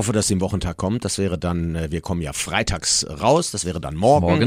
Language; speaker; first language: German; native; German